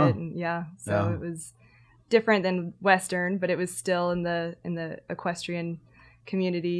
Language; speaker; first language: English; native; English